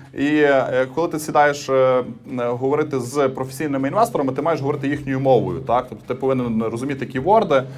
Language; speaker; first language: Ukrainian; native; Ukrainian